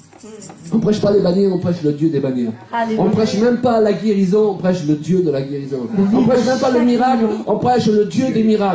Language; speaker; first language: French; native; French